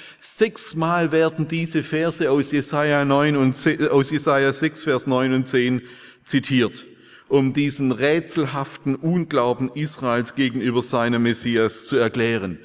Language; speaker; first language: German; native; German